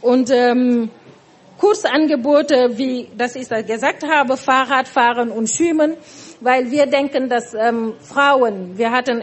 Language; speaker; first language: German; non-native, fluent; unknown